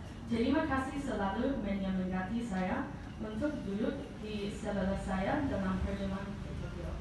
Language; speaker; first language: Indonesian; non-native, learner; English